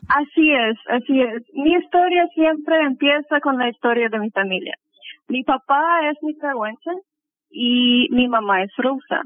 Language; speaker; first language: Spanish; early bilingual, heritage; Spanish